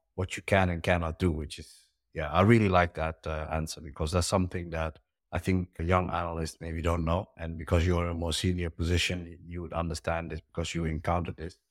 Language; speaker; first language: English; early bilingual, heritage; Dutch